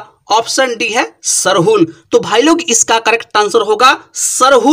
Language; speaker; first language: Hindi; native; Hindi